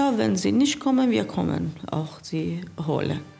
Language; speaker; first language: German; non-native, learner; Persian